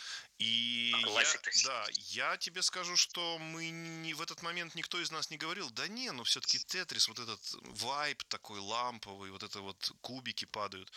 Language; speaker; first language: Russian; native; Russian